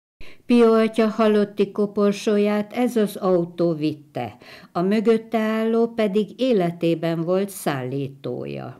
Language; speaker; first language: Hungarian; native; Hungarian